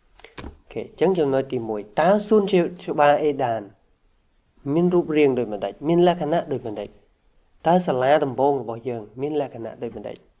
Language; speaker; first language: Khmer; native; Khmer